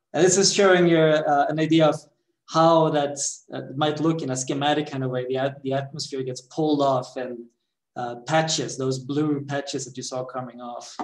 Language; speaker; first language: English; non-native, fluent; Swedish